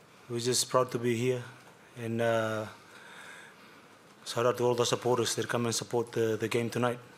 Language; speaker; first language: English; non-native, local second language; Fijian